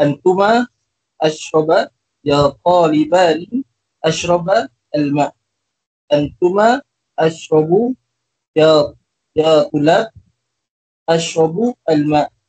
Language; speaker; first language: Arabic; non-native, learner; Malay